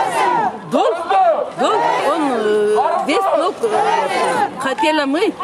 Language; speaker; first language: Russian; non-native, local second language; Kyrgyz